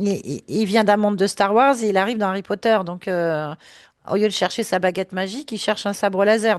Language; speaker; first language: French; native; French